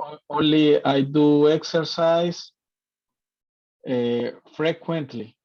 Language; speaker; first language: English; non-native, learner; Spanish